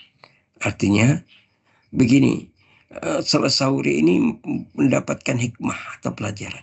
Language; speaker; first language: Indonesian; native; Indonesian